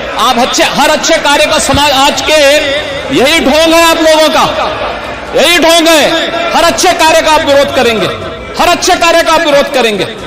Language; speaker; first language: Hindi; native; Hindi